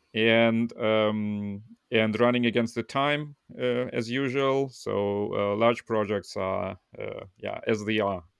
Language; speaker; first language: English; non-native, fluent; Russian